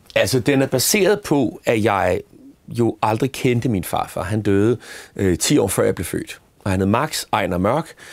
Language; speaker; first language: Danish; native; Danish